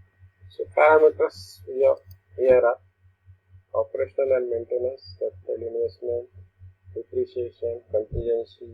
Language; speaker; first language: English; non-native, local second language; Marathi